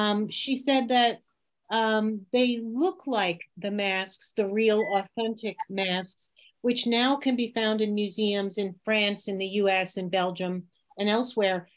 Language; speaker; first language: English; native; English